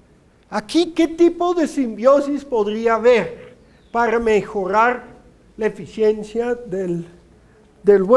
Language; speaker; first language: Spanish; non-native, fluent; Dutch